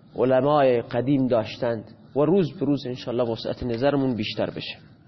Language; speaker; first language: Persian; non-native, local second language; Baluchi